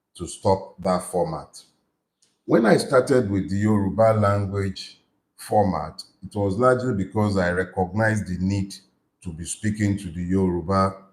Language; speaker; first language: English; non-native, local second language; Yoruba